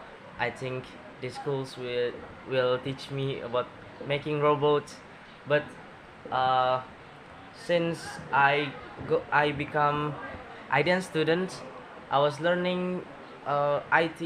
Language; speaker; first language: English; non-native, learner; Indonesian